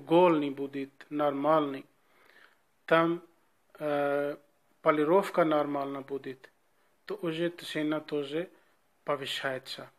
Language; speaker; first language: Russian; non-native, learner; Urdu